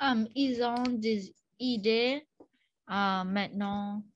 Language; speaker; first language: French; non-native, learner; English